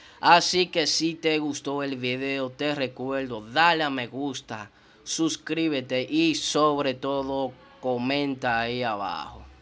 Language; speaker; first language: Spanish; native; Spanish